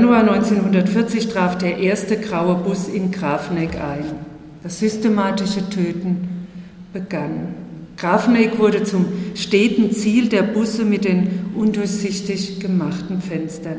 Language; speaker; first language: German; native; German